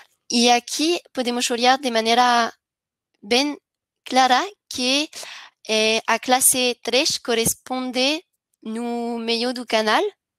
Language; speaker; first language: Spanish; non-native, learner; French